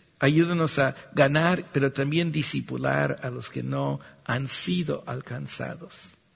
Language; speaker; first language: Spanish; early bilingual, heritage; Spanish